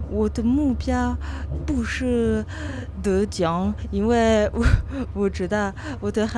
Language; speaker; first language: Chinese; non-native, learner; French